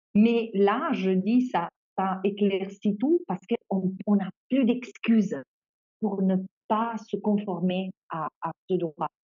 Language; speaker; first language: French; non-native, fluent; Italian